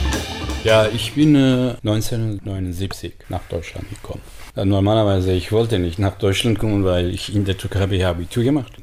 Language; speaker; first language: German; non-native, fluent; Turkish